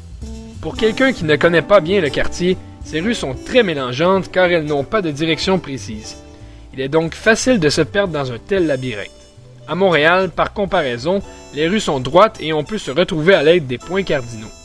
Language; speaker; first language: French; native; French